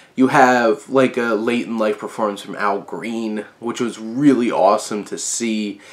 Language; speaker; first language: English; native; English